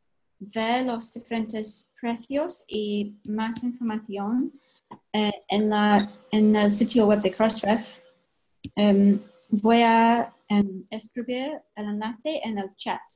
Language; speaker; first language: Spanish; non-native, fluent; English